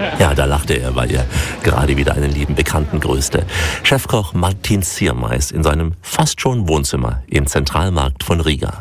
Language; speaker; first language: German; native; German